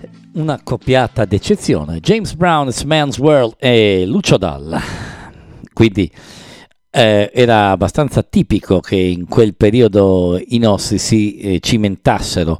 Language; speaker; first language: Italian; native; Italian